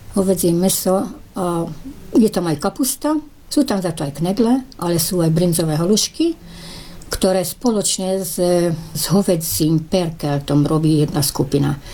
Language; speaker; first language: Slovak; early bilingual, heritage; Slovak